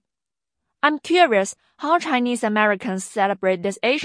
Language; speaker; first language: English; non-native, fluent; Chinese